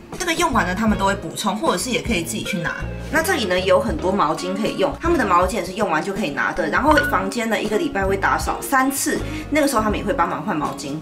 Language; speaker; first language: Chinese; native; Chinese